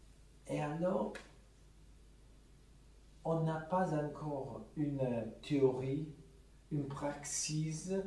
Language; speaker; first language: French; non-native, fluent; Italian